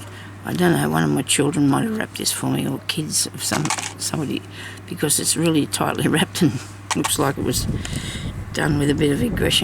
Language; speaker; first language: English; native; English